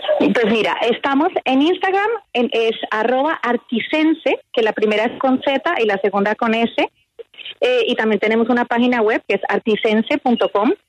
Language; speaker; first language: Spanish; native; Spanish